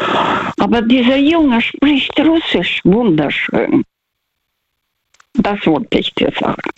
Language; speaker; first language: German; non-native, fluent; Russian